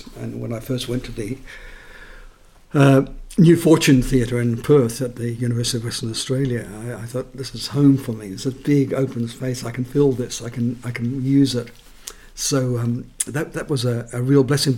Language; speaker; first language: English; non-native, local second language; Estonian